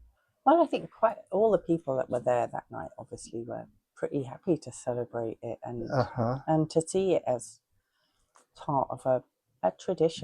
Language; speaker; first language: English; native; English